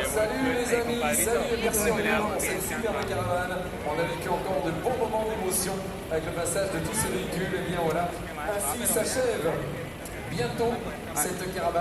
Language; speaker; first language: French; native; French